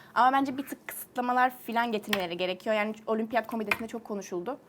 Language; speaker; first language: Turkish; early bilingual, other home language; Finnish